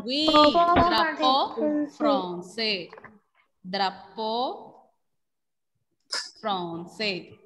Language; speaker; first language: French; non-native, fluent; Malayalam